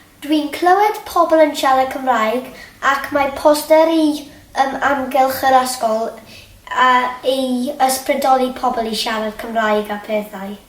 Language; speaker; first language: Welsh; non-native, local second language; English